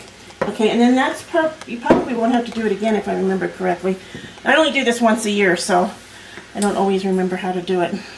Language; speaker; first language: English; native; English